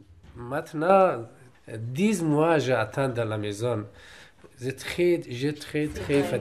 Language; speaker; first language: French; non-native, learner; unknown